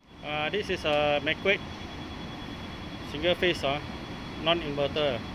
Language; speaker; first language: English; non-native, local second language; Filipino